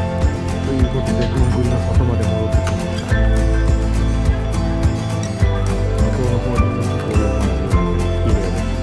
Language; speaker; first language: Japanese; native; Japanese